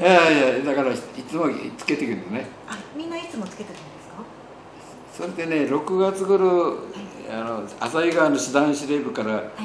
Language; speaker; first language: Japanese; native; Japanese